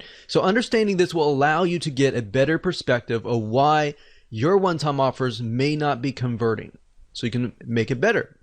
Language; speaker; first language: English; native; English